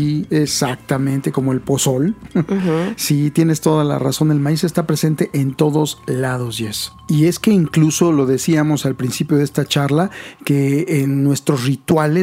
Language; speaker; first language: Spanish; native; Spanish